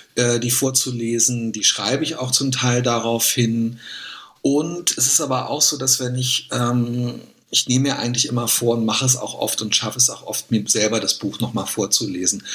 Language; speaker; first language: German; native; German